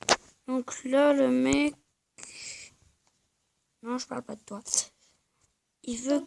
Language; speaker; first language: French; native; French